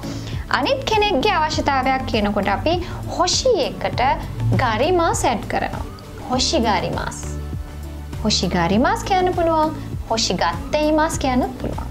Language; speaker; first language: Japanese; non-native, fluent; Sinhala